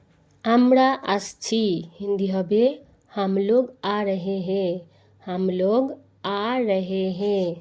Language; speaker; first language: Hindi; non-native, fluent; Bangla